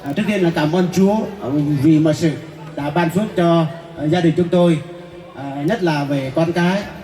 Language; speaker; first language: Vietnamese; non-native, local second language; Jarai